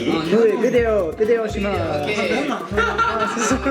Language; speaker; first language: Japanese; non-native, learner; English